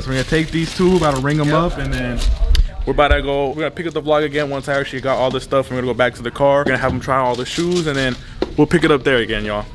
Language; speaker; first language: English; early bilingual, other home language; Spanish